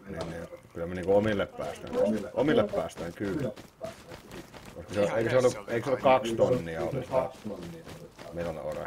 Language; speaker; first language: Finnish; native; Finnish